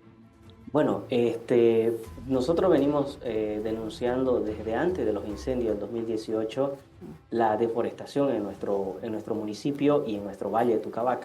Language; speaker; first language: Spanish; native; Spanish